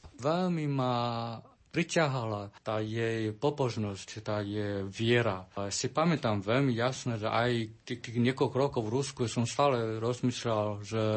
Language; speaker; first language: Slovak; non-native, learner; Chinese